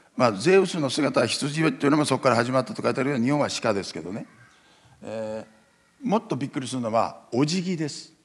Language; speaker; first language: Japanese; native; Japanese